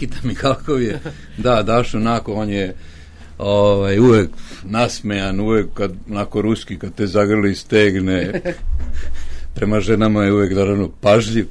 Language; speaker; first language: Serbian; native; Serbian